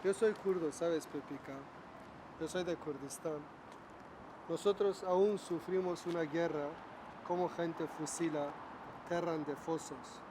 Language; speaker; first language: Spanish; non-native, learner; Kurdish